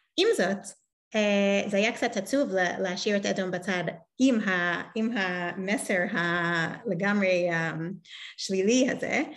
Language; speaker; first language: Hebrew; non-native, fluent; English